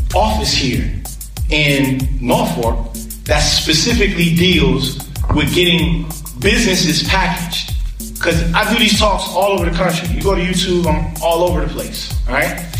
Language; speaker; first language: English; native; English